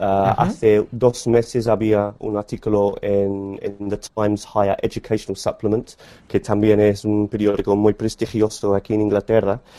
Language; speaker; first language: Spanish; non-native, fluent; English